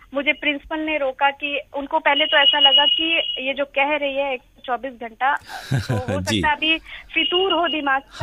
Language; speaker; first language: Hindi; native; Hindi